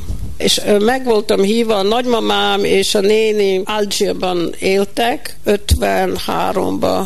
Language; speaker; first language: Hungarian; early bilingual, heritage; Hungarian